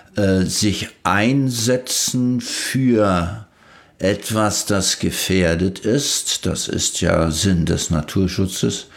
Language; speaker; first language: German; native; German